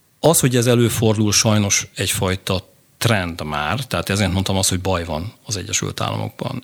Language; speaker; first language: Hungarian; native; Hungarian